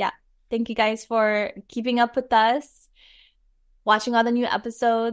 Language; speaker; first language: English; native; English